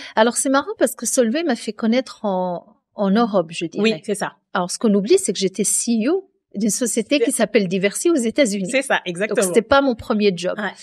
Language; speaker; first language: French; non-native, local second language; Arabic